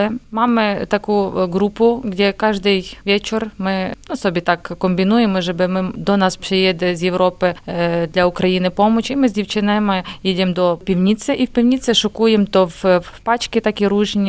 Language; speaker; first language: Polish; non-native, learner; Ukrainian